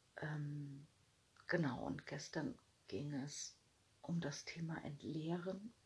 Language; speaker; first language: German; native; German